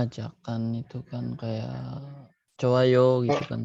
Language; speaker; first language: Indonesian; native; Indonesian